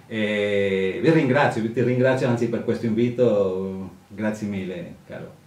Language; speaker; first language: Italian; non-native, fluent; Spanish